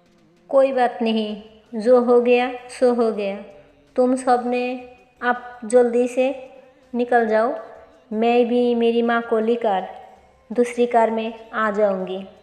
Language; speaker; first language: Hindi; non-native, local second language; Bangla